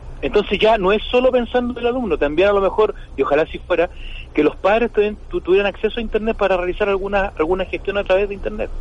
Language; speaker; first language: Spanish; native; Spanish